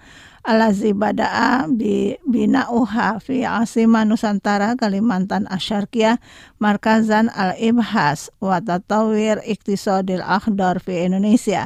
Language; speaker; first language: Arabic; non-native, fluent; Indonesian